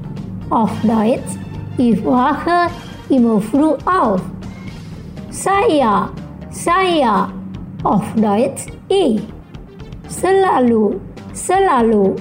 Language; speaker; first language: German; non-native, fluent; Indonesian